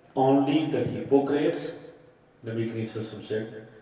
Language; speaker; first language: English; non-native, learner; Punjabi